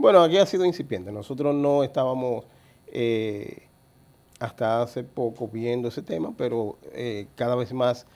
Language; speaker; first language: Spanish; native; Spanish